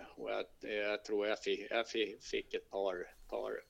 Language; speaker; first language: Swedish; native; Swedish